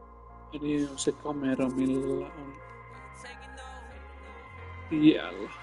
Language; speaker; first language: Finnish; non-native, learner; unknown